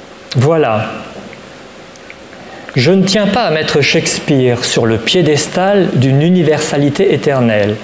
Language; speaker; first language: French; native; French